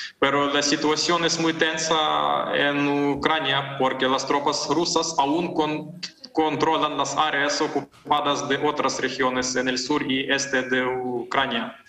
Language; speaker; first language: Spanish; non-native, fluent; Ukrainian